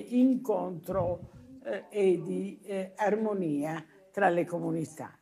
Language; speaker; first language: Italian; native; Italian